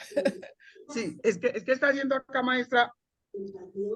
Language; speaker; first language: Spanish; native; Spanish